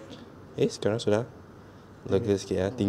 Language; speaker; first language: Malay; non-native, local second language; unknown